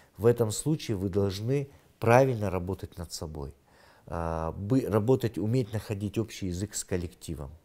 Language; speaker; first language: Russian; non-native, local second language; Kyrgyz